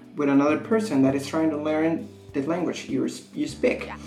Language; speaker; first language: English; non-native, fluent; Spanish